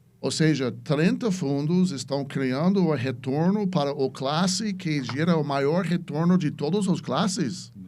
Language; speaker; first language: Portuguese; non-native, fluent; English